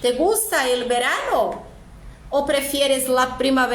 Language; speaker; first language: Spanish; non-native, fluent; Portuguese